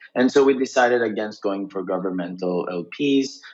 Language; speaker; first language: English; non-native, fluent; Greek